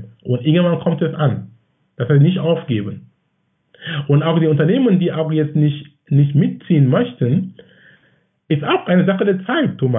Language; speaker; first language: German; non-native, fluent; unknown